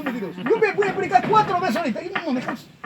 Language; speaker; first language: Spanish; native; Spanish